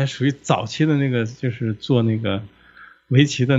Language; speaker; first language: Chinese; native; Chinese